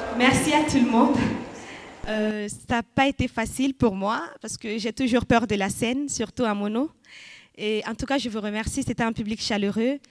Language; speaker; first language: French; non-native, local second language; Bambara